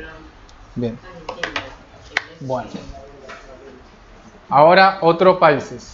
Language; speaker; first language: Spanish; non-native, fluent; Korean